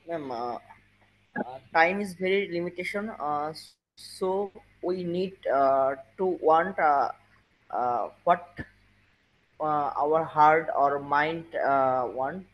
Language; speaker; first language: English; non-native, learner; Bangla